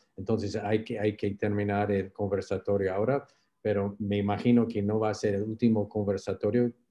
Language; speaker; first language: Spanish; non-native, fluent; English